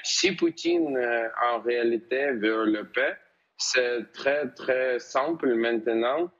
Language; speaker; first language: French; non-native, learner; Ukrainian